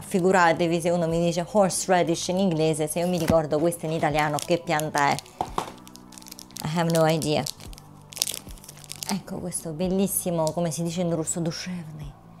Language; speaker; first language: Italian; native; Italian